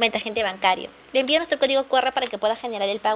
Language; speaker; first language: Spanish; native; Spanish